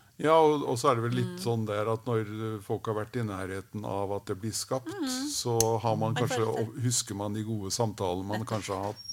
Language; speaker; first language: Norwegian; native; Norwegian